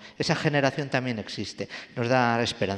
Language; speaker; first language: Spanish; native; Spanish